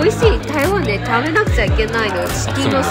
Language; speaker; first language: Japanese; non-native, fluent; Chinese